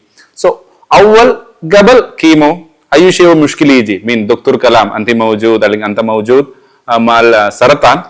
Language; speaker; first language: Arabic; non-native, learner; Malayalam